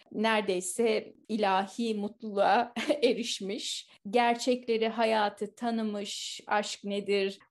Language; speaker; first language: Turkish; native; Turkish